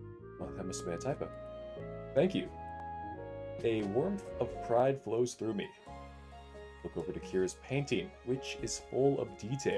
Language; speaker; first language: English; native; English